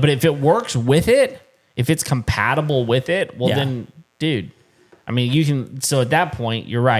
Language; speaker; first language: English; native; English